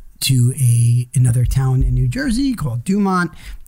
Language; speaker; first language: English; early bilingual, other home language; Hebrew